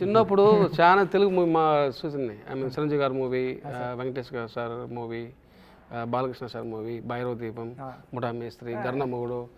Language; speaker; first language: Telugu; non-native, local second language; Tamil